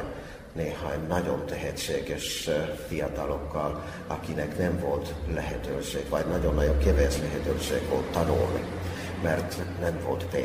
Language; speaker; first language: Hungarian; non-native, fluent; Finnish